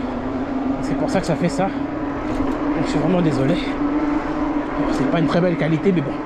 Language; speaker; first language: French; native; French